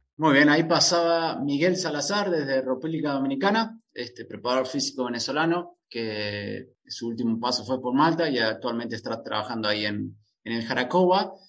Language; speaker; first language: Spanish; native; Spanish